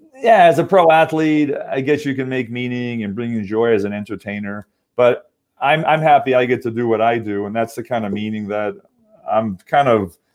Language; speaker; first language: English; native; English